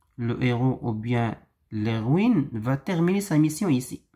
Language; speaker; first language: French; non-native, local second language; Arabic